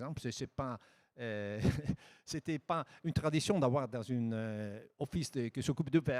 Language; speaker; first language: French; non-native, fluent; Italian